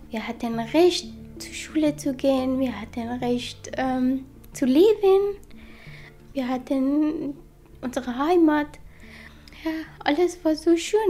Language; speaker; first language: German; non-native, learner; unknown